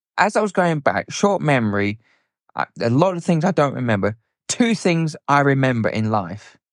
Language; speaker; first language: English; native; English